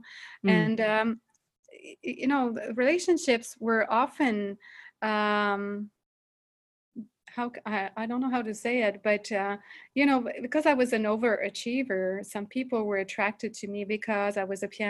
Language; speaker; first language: English; non-native, fluent; French